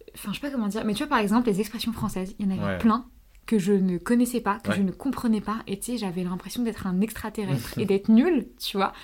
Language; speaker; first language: French; native; French